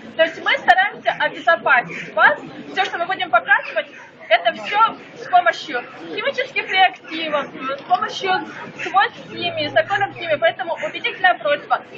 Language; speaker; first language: Russian; native; Russian